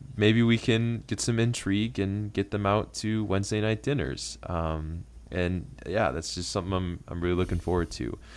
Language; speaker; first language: English; native; English